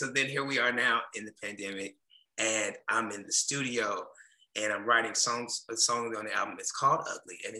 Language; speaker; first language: English; native; English